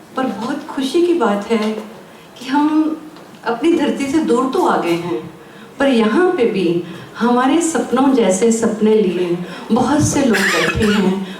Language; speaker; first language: Hindi; native; Hindi